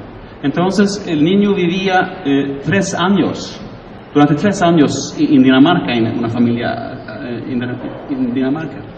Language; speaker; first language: Spanish; non-native, learner; Swedish